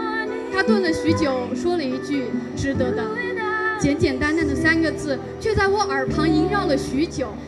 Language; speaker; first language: Chinese; native; Chinese